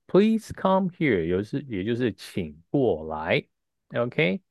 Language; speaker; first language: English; non-native, fluent; Chinese